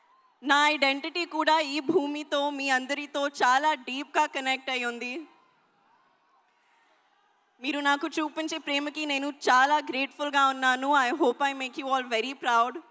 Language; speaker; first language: Telugu; non-native, learner; Hindi